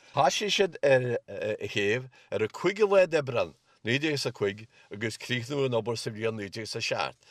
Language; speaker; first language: Irish; native; Irish